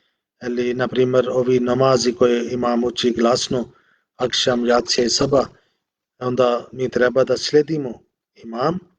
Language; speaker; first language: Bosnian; non-native, learner; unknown